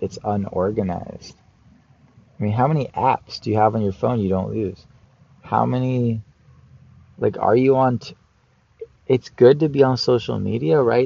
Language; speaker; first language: English; native; English